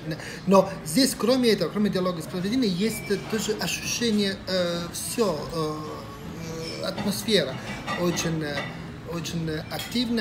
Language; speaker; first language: Russian; non-native, fluent; Italian